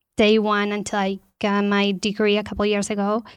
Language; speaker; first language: English; non-native, fluent; Spanish